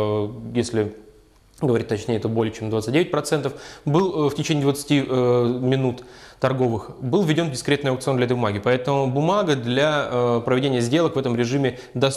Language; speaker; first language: Russian; native; Russian